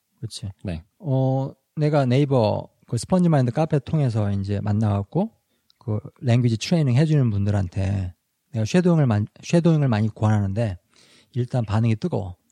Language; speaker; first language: Korean; native; Korean